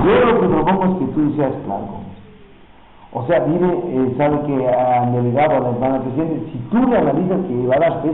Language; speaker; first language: Spanish; native; Spanish